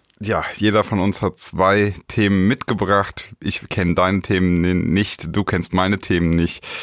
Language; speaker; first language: German; native; German